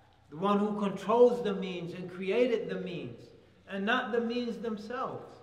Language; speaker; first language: English; native; English